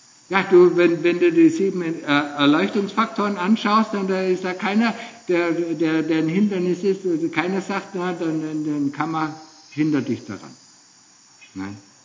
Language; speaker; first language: German; native; German